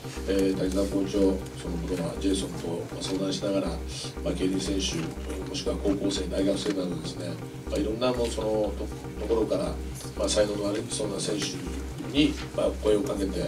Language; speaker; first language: Japanese; native; Japanese